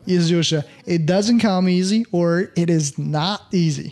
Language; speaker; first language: English; non-native, fluent; Chinese